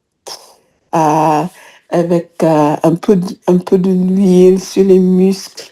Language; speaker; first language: French; non-native, fluent; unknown